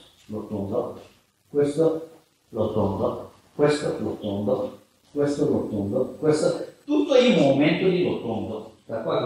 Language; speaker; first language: Italian; non-native, learner; Chinese